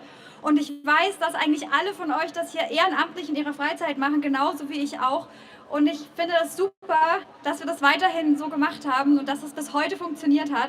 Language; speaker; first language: German; native; German